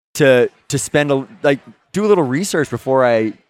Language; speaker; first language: English; native; English